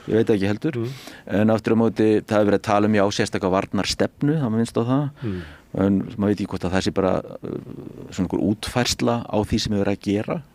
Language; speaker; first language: Icelandic; native; Icelandic